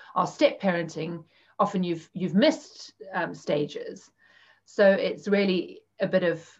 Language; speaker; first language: English; native; English